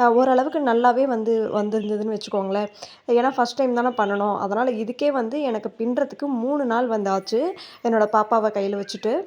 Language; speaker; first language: Tamil; native; Tamil